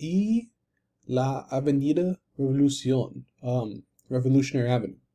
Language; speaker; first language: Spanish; non-native, learner; English